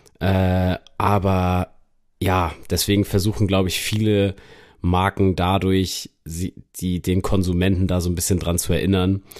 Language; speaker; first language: German; native; German